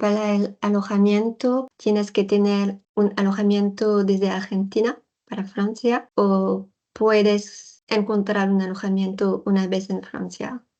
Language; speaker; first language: Spanish; non-native, fluent; French